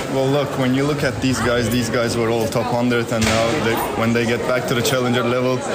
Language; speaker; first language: English; non-native, fluent; Turkish